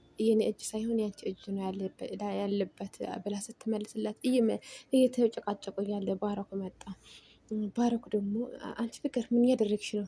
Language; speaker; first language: Amharic; native; Amharic